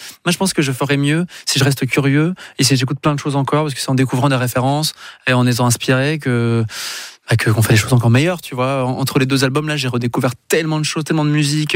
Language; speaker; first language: French; native; French